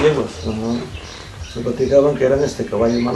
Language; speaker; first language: Spanish; native; Spanish